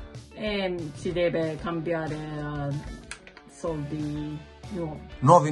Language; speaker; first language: Italian; non-native, learner; Japanese